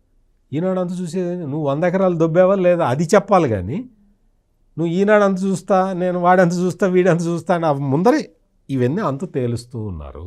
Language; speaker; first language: Telugu; native; Telugu